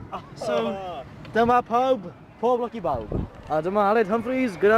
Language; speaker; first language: Welsh; non-native, local second language; English